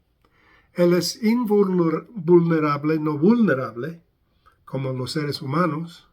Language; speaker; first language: Spanish; non-native, fluent; English